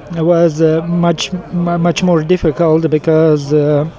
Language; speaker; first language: English; non-native, fluent; Ukrainian